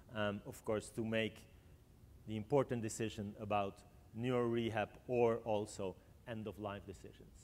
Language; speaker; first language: English; non-native, fluent; French